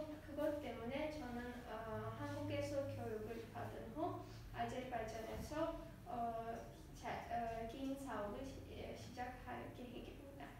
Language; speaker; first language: Korean; non-native, learner; Azerbaijani